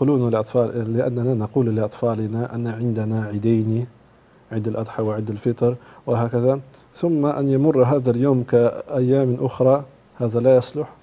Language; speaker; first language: Arabic; non-native, fluent; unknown